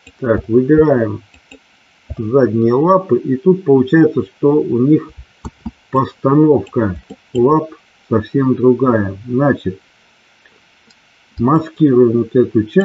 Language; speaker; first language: Russian; native; Russian